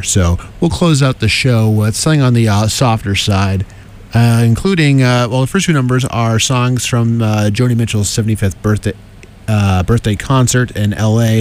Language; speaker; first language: English; native; English